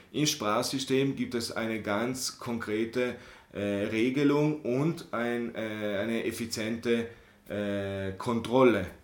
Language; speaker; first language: German; non-native, local second language; Italian